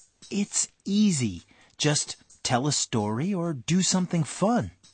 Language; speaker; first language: English; native; English